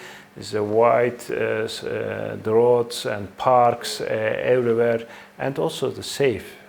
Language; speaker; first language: English; non-native, fluent; Turkish